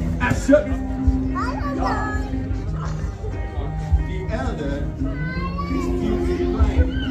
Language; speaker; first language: German; non-native, learner; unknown